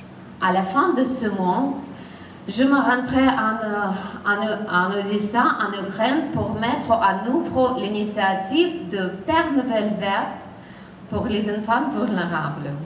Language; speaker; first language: French; non-native, fluent; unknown